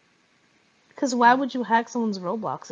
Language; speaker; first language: English; native; English